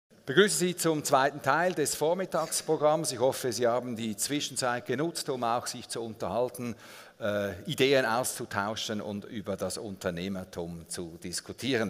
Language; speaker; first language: German; native; German